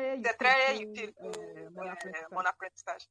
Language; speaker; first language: French; non-native, learner; Yoruba